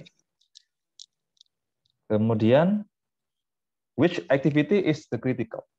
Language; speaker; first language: English; non-native, fluent; Indonesian